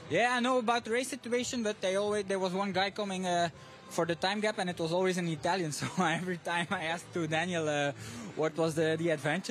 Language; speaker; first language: English; non-native, fluent; Dutch